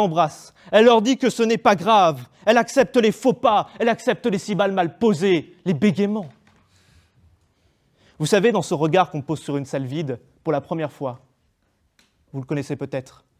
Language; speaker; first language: French; native; French